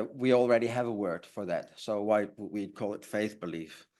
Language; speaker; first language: English; non-native, fluent; Dutch